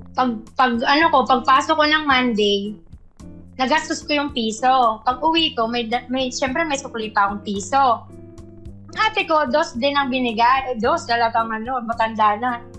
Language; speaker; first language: Filipino; non-native, local second language; Bikol